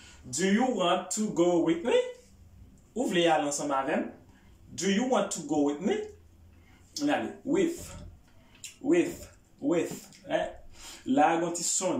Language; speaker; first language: English; non-native, fluent; Haitian Creole